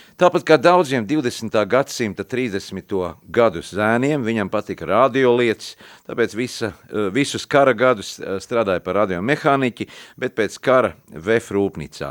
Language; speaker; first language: Latvian; native; Latvian